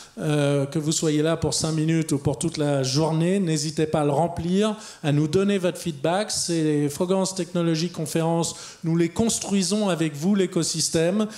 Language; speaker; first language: French; native; French